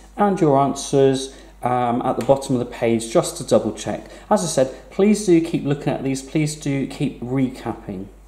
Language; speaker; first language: English; native; English